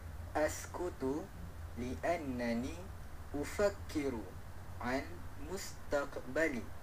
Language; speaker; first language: Arabic; non-native, learner; Malay